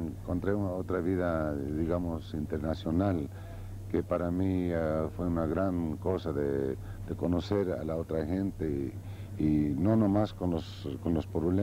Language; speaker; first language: Spanish; early bilingual, other home language; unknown